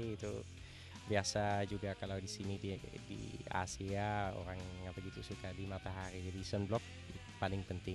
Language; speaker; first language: Indonesian; non-native, fluent; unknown